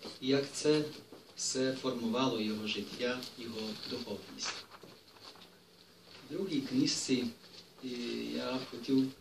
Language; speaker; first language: Ukrainian; non-native, fluent; Polish